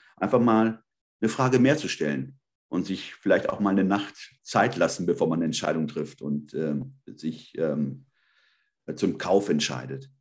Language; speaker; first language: German; early bilingual, other home language; Spanish